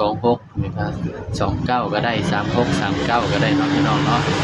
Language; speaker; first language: Thai; non-native, local second language; Lao